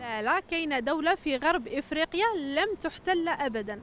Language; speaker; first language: Arabic; native; Arabic